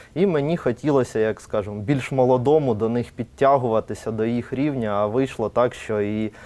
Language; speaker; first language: Ukrainian; native; Ukrainian